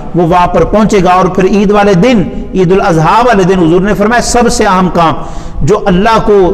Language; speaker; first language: Urdu; non-native, local second language; Punjabi